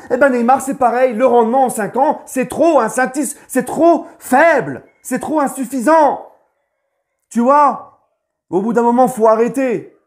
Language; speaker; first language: French; native; French